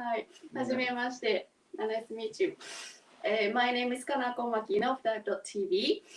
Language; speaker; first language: English; non-native, learner; Japanese